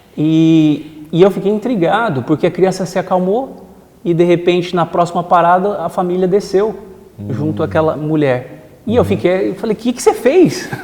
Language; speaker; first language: Portuguese; native; Portuguese